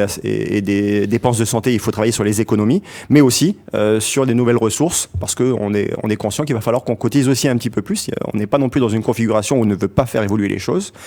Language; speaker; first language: French; native; French